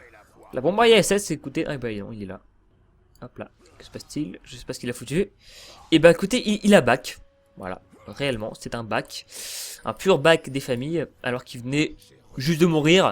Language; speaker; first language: French; native; French